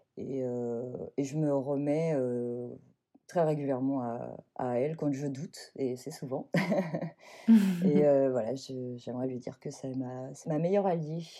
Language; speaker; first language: French; native; French